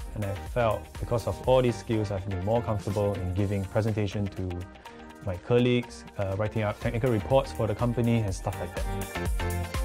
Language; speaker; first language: English; non-native, fluent; Chinese